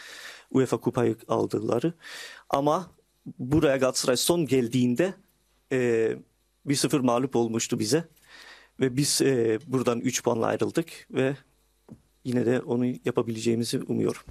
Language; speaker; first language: Turkish; early bilingual, heritage; Turkish